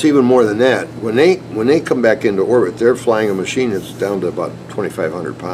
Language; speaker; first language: English; native; English